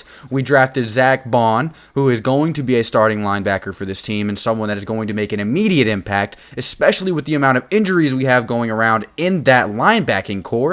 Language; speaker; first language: English; native; English